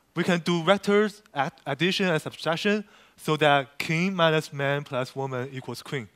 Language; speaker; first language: English; non-native, fluent; Chinese